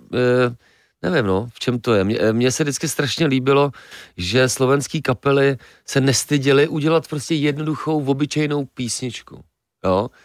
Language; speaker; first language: Czech; native; Czech